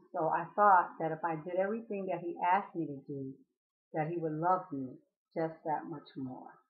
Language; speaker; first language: English; native; English